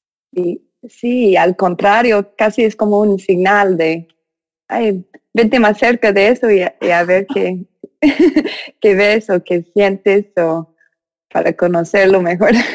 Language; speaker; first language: Spanish; non-native, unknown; English